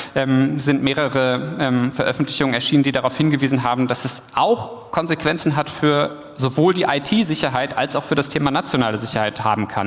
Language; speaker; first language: German; native; German